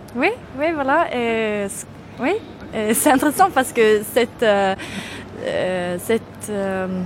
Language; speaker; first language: French; non-native, fluent; Swedish